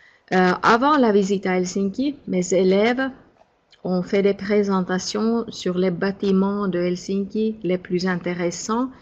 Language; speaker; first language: French; non-native, fluent; Finnish